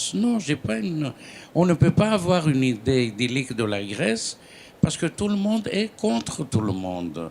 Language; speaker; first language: French; non-native, fluent; Greek